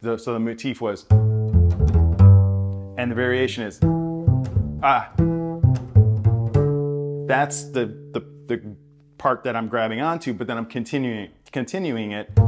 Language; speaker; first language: English; native; English